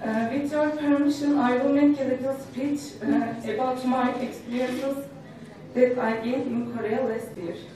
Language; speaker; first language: English; non-native, fluent; Turkish